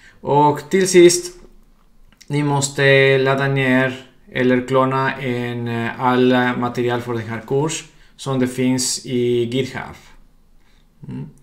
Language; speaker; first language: Swedish; non-native, fluent; Spanish